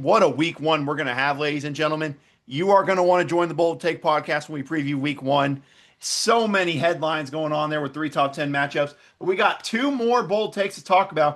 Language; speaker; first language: English; native; English